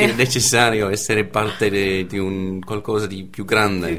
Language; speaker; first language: Italian; non-native, fluent; English